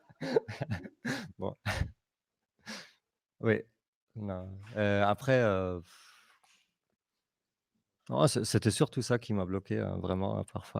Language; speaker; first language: French; non-native, fluent; German